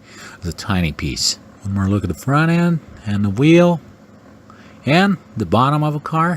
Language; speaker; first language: English; non-native, fluent; Portuguese